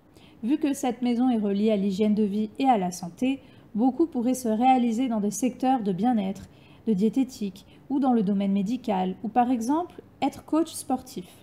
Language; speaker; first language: French; native; French